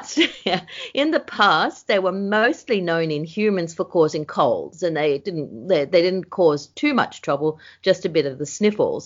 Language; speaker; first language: English; native; English